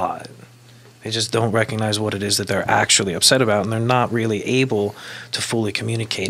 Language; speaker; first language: English; native; English